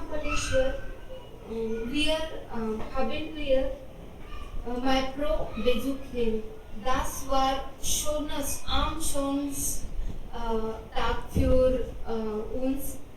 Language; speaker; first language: German; non-native, learner; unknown